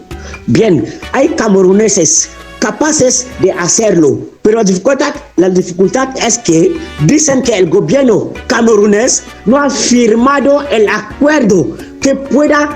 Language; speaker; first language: Spanish; non-native, fluent; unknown